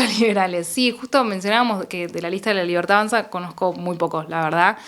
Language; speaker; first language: Spanish; native; Spanish